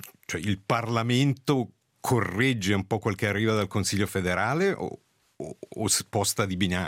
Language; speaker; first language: Italian; native; Italian